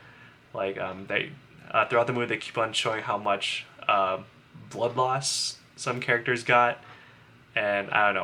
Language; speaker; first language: English; native; English